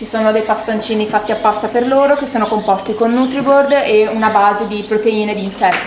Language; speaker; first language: Italian; native; Italian